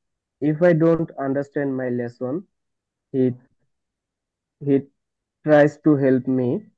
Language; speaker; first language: English; non-native, learner; Bangla